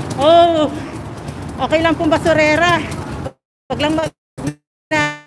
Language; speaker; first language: Filipino; native; Filipino